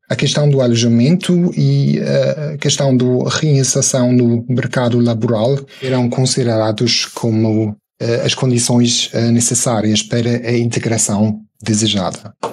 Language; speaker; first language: Portuguese; non-native, fluent; German